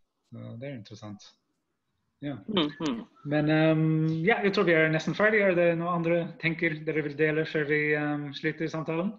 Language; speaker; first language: Norwegian; non-native, fluent; English